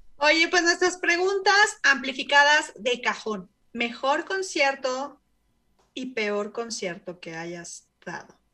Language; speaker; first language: Spanish; native; Spanish